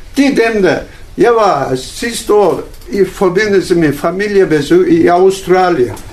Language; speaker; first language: Danish; non-native, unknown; Turkish